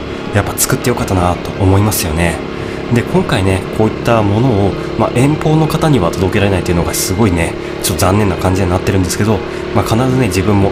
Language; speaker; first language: Japanese; native; Japanese